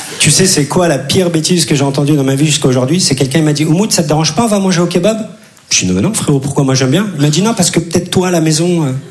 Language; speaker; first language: French; early bilingual, other home language; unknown